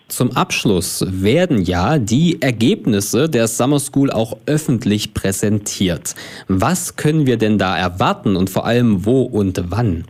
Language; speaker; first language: German; native; German